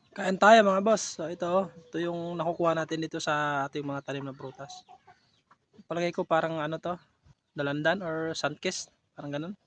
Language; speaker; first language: Filipino; non-native, local second language; Cebuano